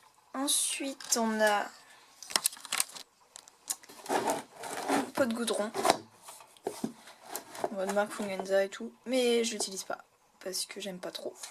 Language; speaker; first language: French; native; French